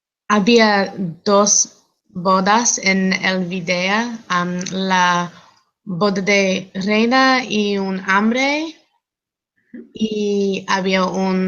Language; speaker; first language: Spanish; non-native, learner; English